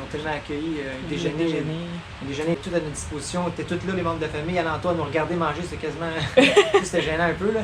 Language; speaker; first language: French; native; French